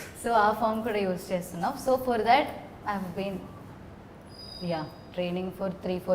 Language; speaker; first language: Telugu; non-native, learner; Malayalam